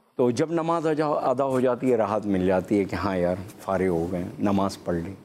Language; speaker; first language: Urdu; non-native, local second language; Memoni